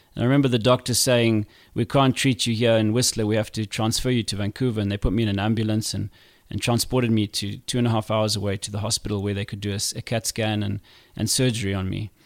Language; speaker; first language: English; native; English